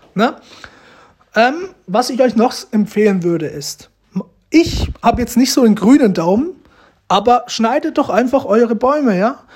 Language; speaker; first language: German; early bilingual, other home language; Romanian